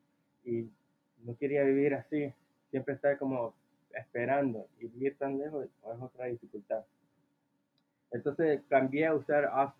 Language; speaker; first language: Spanish; early bilingual, heritage; Spanish